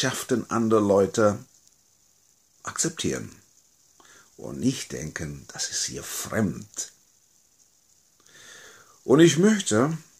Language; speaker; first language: German; non-native, fluent; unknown